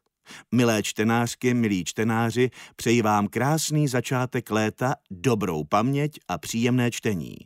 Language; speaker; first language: Czech; native; Czech